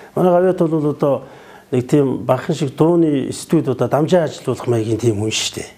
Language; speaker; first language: Mongolian; native; Mongolian